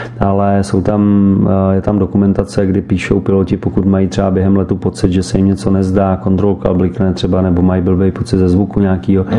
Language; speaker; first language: Czech; native; Czech